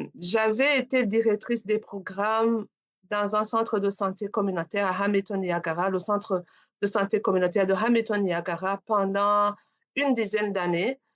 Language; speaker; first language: French; non-native, local second language; Rundi